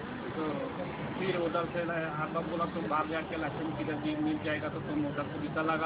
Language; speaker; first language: Hindi; non-native, learner; Bangla